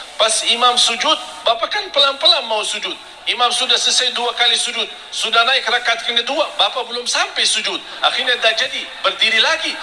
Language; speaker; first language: Indonesian; non-native, fluent; Arabic